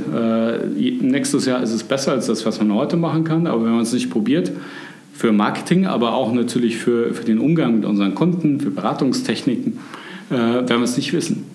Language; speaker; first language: German; native; German